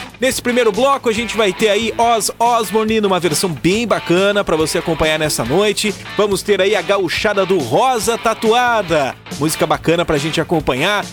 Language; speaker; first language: Portuguese; native; Portuguese